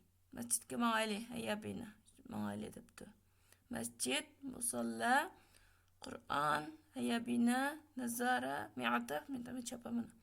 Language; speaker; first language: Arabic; non-native, fluent; Uyghur